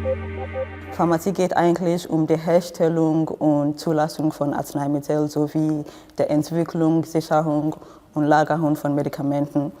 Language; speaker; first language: German; non-native, fluent; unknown